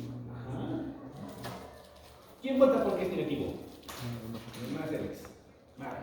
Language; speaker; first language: Spanish; native; Spanish